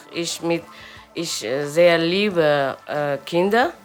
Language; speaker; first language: German; non-native, learner; Persian